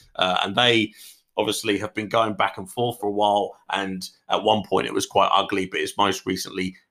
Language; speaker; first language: English; native; English